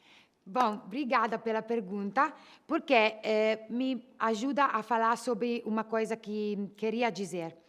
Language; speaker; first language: Portuguese; non-native, learner; Italian